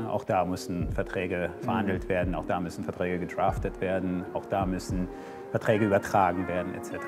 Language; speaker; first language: German; early bilingual, other home language; Armenian